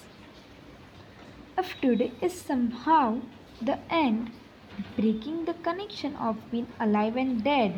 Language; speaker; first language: English; non-native, local second language; Gujarati